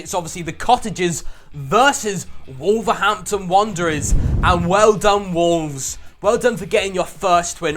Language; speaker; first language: English; native; English